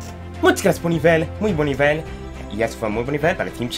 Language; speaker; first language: Spanish; early bilingual, heritage; Spanish